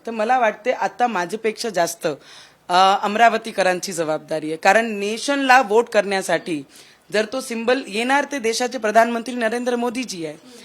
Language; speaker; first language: Marathi; non-native, local second language; Punjabi